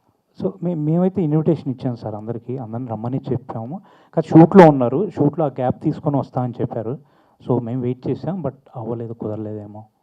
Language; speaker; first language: Telugu; native; Telugu